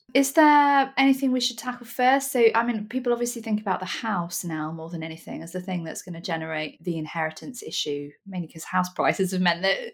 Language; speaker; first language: English; native; English